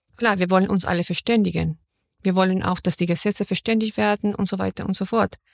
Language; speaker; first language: German; non-native, fluent; Spanish